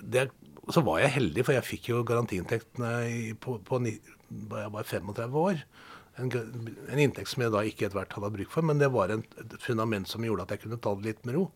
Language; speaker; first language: Norwegian; native; Norwegian